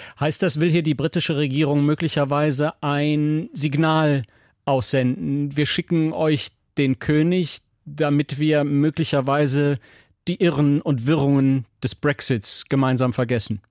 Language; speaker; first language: German; native; German